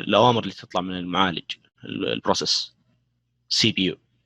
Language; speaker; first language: Arabic; native; Arabic